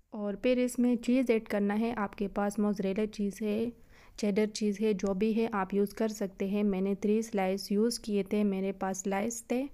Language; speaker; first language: Urdu; native; Urdu